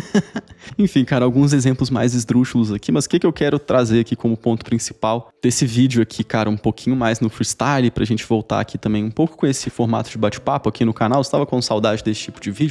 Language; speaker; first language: Portuguese; native; Portuguese